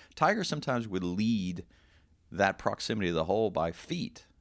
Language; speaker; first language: English; native; English